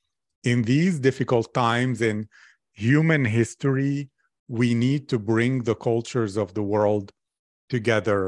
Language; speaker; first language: English; non-native, fluent; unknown